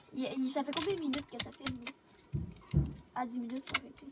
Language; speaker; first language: French; native; French